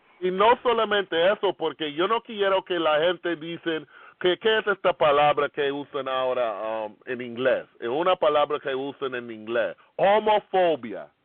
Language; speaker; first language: Spanish; non-native, fluent; English